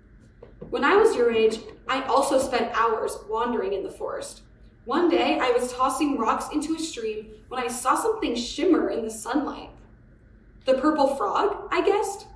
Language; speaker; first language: English; native; English